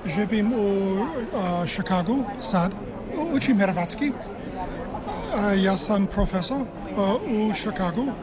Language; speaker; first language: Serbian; non-native, learner; English